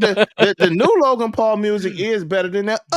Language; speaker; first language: English; native; English